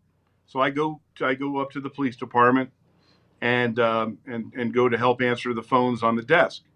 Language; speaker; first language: English; native; English